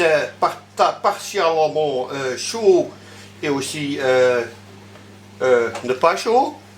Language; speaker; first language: French; non-native, learner; Dutch